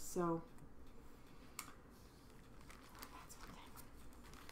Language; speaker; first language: English; native; English